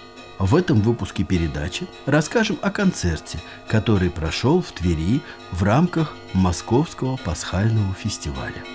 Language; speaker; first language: Russian; native; Russian